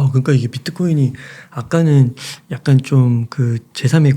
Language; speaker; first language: Korean; native; Korean